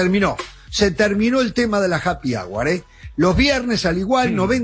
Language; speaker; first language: Spanish; native; Spanish